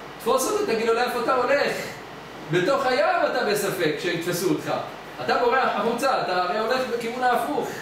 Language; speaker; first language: Hebrew; native; Hebrew